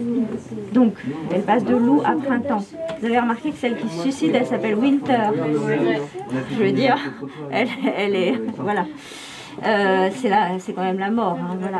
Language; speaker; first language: French; native; French